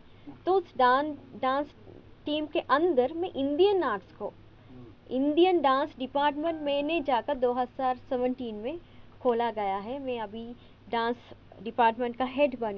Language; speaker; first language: Hindi; non-native, fluent; Sinhala